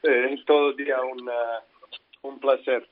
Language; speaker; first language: Spanish; non-native, learner; Serbian